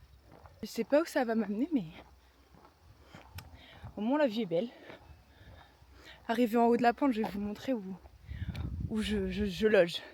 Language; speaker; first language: French; native; French